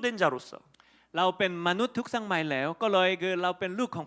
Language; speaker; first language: Thai; non-native, fluent; Korean